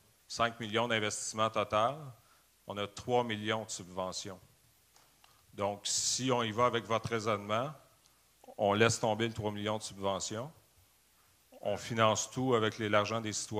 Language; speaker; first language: French; native; French